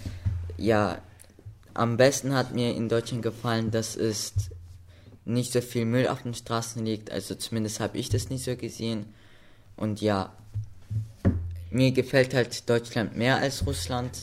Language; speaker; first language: German; early bilingual, other home language; Russian